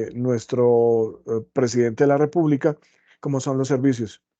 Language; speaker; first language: Spanish; native; Spanish